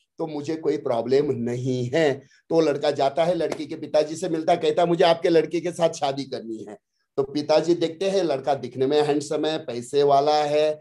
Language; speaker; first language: Hindi; non-native, local second language; Marathi